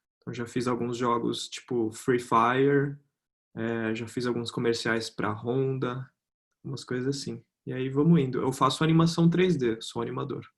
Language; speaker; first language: Portuguese; native; Portuguese